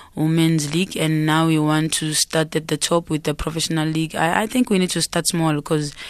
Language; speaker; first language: English; non-native, local second language; Zulu